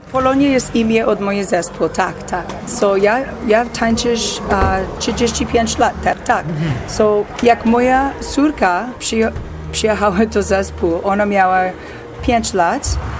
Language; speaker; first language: Polish; early bilingual, heritage; English